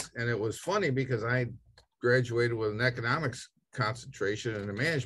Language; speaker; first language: English; native; English